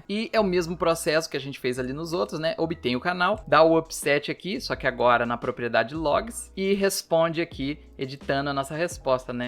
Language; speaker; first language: Portuguese; native; Portuguese